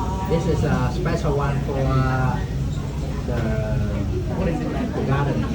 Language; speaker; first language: English; non-native, fluent; Vietnamese